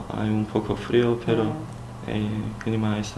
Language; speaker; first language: Spanish; non-native, learner; Turkish